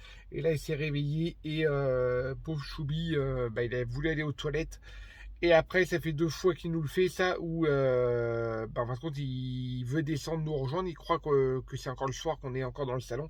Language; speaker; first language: French; native; French